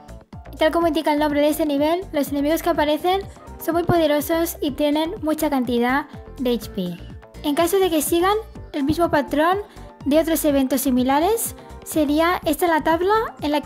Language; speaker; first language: Spanish; native; Spanish